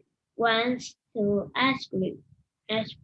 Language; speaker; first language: English; non-native, learner; Vietnamese